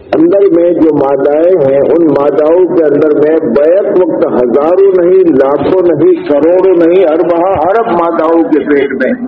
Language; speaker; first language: Urdu; native; Urdu